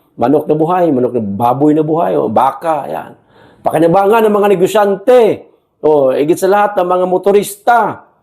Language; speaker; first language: Filipino; non-native, local second language; Cebuano